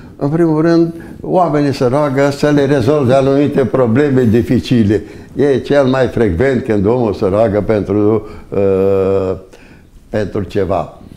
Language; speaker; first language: Romanian; native; Romanian